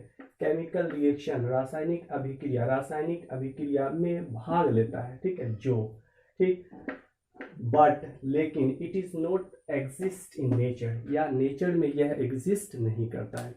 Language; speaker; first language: Hindi; native; Hindi